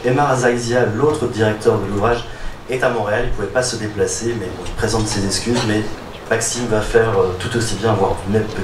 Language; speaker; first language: French; native; French